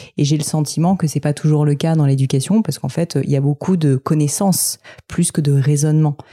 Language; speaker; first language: French; native; French